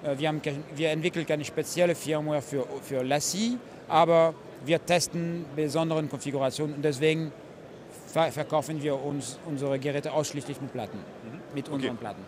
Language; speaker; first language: German; non-native, fluent; French